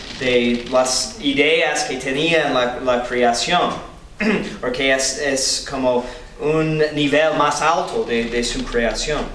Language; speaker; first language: Spanish; non-native, fluent; English